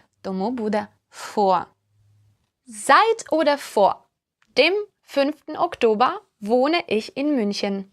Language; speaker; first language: German; non-native, fluent; Ukrainian